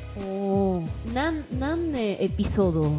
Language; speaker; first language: Japanese; non-native, learner; Spanish